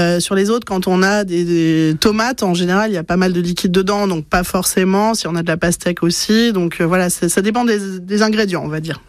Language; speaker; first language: French; native; French